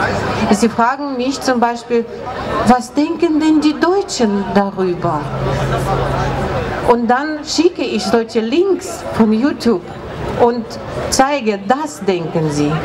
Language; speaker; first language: German; non-native, fluent; Russian